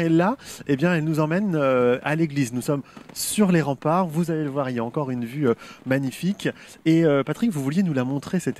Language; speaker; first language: French; native; French